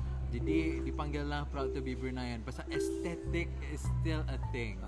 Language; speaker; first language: English; non-native, local second language; Malay